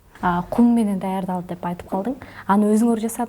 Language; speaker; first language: Kyrgyz; native; Kyrgyz